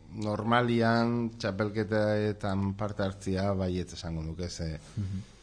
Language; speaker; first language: Basque; non-native, local second language; Spanish